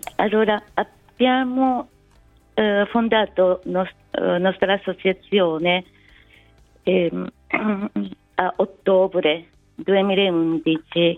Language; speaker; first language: Italian; non-native, fluent; Japanese